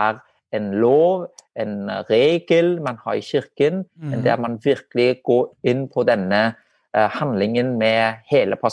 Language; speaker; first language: Norwegian; non-native, fluent; Vietnamese